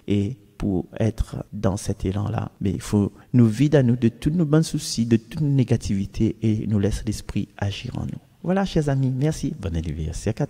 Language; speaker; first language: French; non-native, local second language; Réunion Creole French